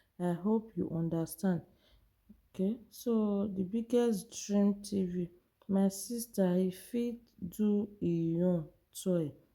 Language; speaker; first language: Nigerian Pidgin; native; Nigerian Pidgin